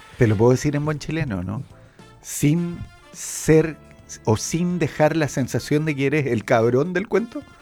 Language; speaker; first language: Spanish; native; Spanish